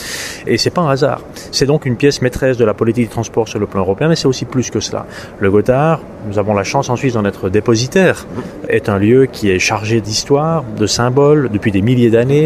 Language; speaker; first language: French; native; French